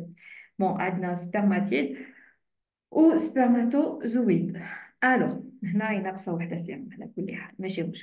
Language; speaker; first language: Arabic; native; Arabic